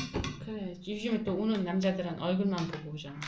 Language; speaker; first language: Korean; non-native, local second language; Uzbek